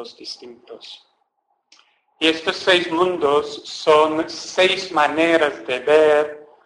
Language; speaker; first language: Spanish; non-native, fluent; English